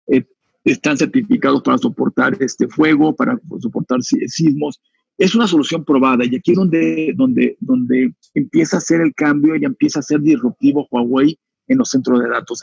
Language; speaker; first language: Spanish; native; Spanish